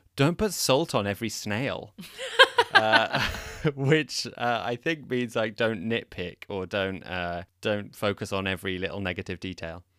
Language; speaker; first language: English; native; English